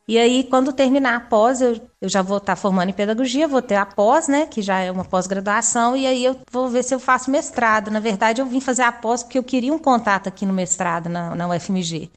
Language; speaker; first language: Portuguese; native; Portuguese